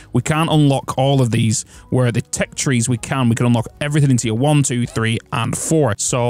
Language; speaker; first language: English; native; English